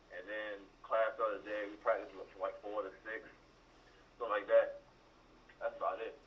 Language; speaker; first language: English; native; English